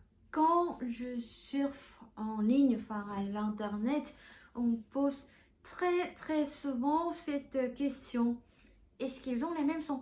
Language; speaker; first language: French; non-native, fluent; Korean